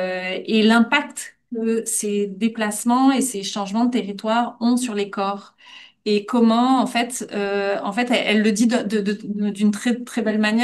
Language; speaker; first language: French; native; French